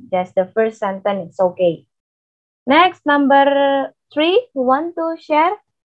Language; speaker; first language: English; non-native, fluent; Indonesian